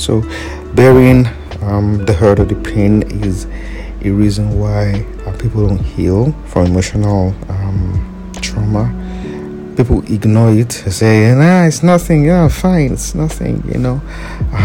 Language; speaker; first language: English; non-native, local second language; Yoruba